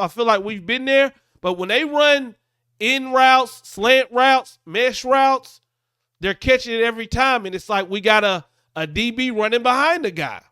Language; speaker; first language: English; native; English